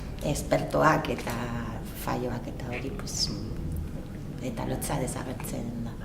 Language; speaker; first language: Basque; non-native, learner; French